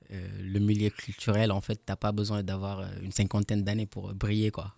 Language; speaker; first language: French; non-native, local second language; Wolof